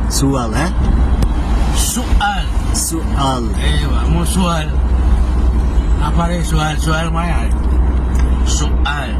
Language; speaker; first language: Arabic; non-native, learner; Bangla